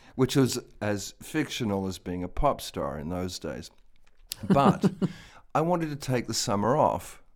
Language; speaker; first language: English; native; English